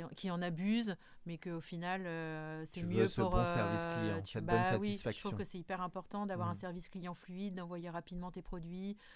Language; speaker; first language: French; native; French